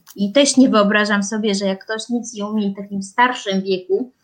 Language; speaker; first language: Polish; early bilingual, heritage; Polish